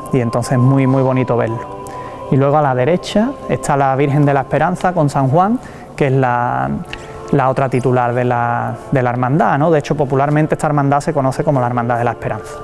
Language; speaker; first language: Spanish; native; Spanish